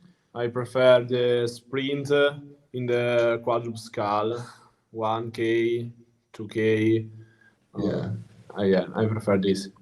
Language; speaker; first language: English; non-native, learner; Italian